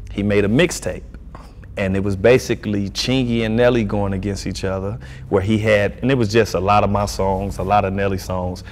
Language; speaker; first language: English; native; English